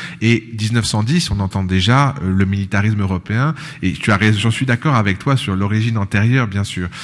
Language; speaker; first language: French; native; French